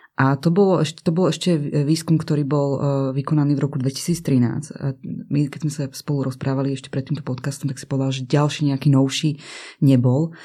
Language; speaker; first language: Slovak; native; Slovak